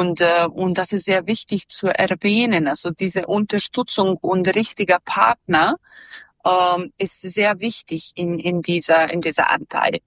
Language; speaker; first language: German; non-native, learner; Serbian